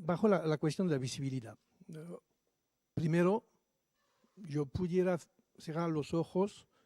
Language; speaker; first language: Spanish; non-native, fluent; French